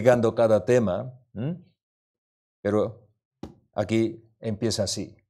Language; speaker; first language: Spanish; non-native, learner; Korean